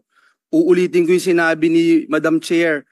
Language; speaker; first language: Filipino; native; Filipino